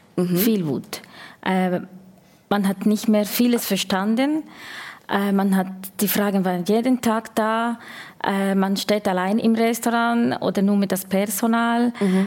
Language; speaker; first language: German; non-native, fluent; Spanish